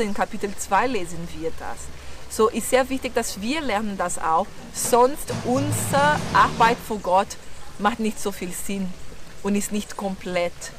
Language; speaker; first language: German; non-native, learner; Portuguese